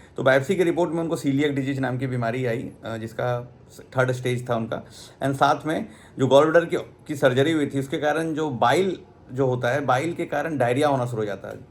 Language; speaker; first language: Hindi; native; Hindi